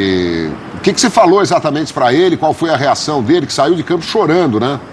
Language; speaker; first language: Portuguese; native; Portuguese